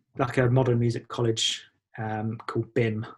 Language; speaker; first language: English; native; English